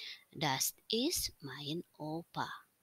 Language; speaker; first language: German; non-native, fluent; Indonesian